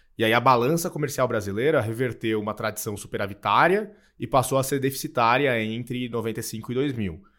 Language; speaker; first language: Portuguese; native; Portuguese